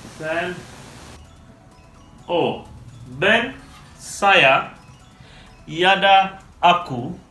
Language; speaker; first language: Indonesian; non-native, learner; Turkish